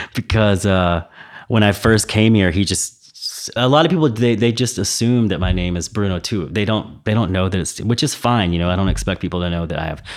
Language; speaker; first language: English; native; English